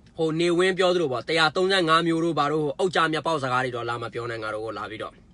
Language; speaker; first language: Burmese; non-native, local second language; Mon